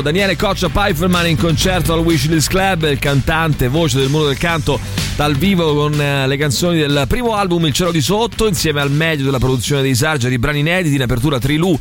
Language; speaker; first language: Italian; native; Italian